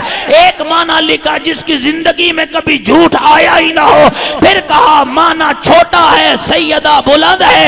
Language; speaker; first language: Urdu; native; Urdu